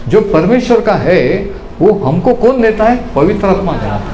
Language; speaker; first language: Hindi; non-native, local second language; Marathi